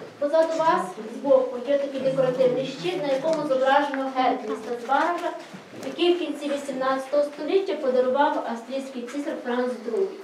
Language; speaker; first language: Ukrainian; native; Ukrainian